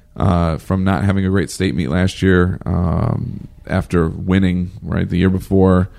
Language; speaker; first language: English; native; English